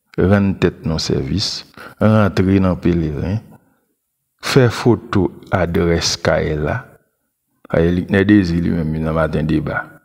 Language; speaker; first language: French; non-native, local second language; Haitian Creole